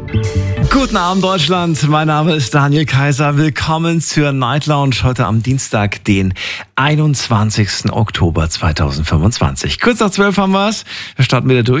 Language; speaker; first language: German; native; German